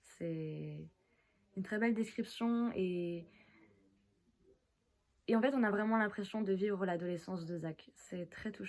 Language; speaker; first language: French; native; French